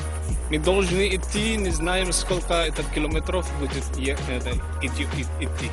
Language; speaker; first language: Russian; non-native, learner; Javanese